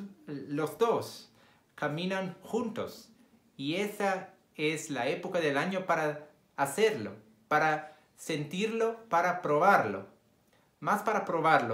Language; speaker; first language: Spanish; non-native, fluent; Portuguese